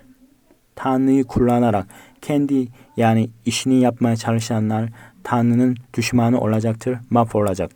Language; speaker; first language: Turkish; non-native, fluent; Korean